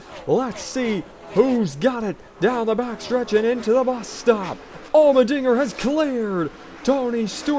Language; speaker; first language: English; native; English